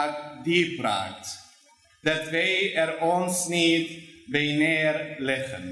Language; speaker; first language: Dutch; non-native, fluent; Turoyo